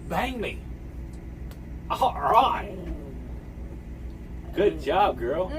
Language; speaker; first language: English; native; English